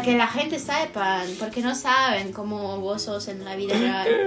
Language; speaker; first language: Spanish; non-native, fluent; Ukrainian